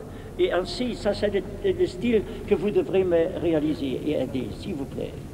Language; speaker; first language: French; non-native, fluent; German